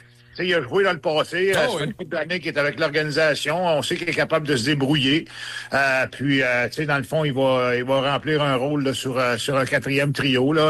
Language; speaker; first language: French; native; French